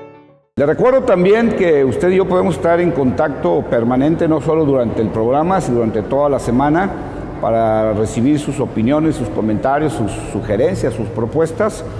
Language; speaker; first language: Spanish; native; Spanish